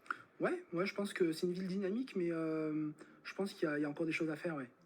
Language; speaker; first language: French; native; French